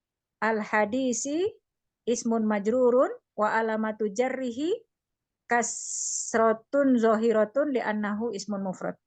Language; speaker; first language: Arabic; non-native, learner; Indonesian